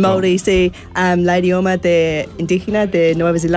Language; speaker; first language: Spanish; non-native, learner; English